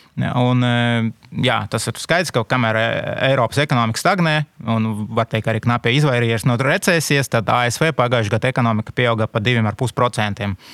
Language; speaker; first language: Latvian; non-native, local second language; Russian